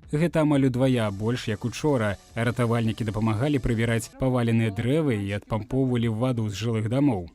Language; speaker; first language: Belarusian; native; Belarusian